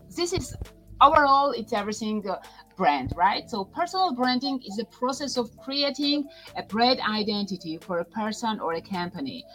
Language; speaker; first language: English; non-native, fluent; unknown